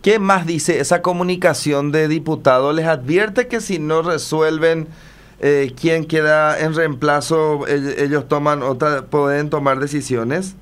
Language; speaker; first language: Spanish; native; Spanish